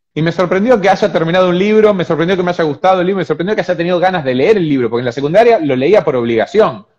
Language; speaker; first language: Spanish; native; Spanish